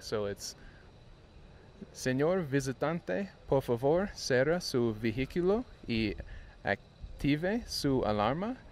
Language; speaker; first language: Spanish; non-native, learner; English